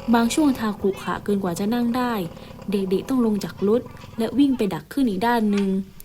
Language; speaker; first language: Thai; non-native, local second language; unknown